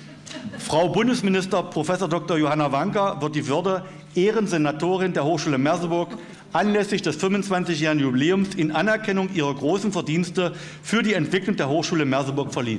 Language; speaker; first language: German; native; German